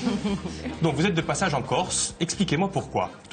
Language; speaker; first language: French; native; French